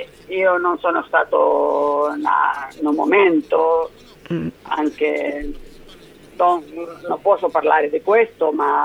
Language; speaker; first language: Italian; early bilingual, heritage; Spanish